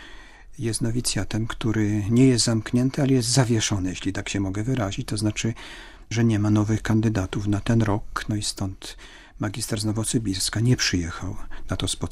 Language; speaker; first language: Polish; native; Polish